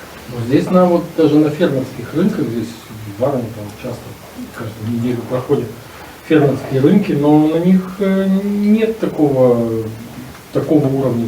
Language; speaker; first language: Russian; native; Russian